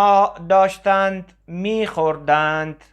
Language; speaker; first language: Persian; non-native, fluent; Urdu